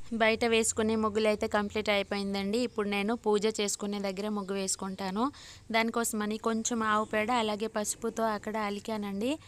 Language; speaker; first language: Telugu; non-native, local second language; Odia